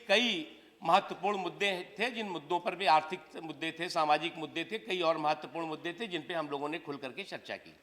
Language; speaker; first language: Hindi; native; Hindi